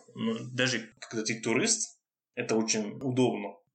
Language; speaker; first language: Russian; non-native, fluent; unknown